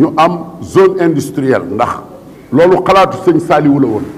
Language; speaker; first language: Wolof; native; Wolof